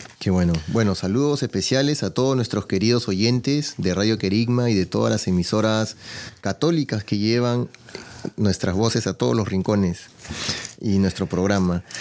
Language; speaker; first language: Spanish; native; Spanish